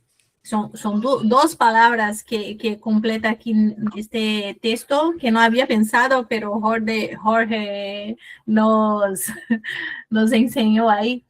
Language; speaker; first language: Spanish; non-native, fluent; Portuguese